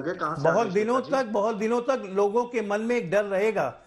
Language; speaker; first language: Hindi; native; Hindi